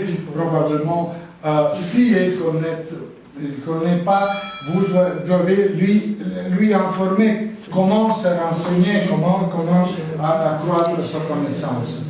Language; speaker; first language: French; non-native, learner; Italian